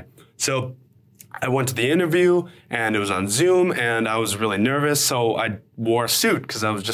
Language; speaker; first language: English; native; English